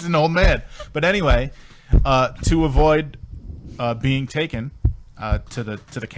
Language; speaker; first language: English; native; English